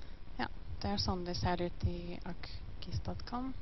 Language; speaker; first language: Norwegian; non-native, learner; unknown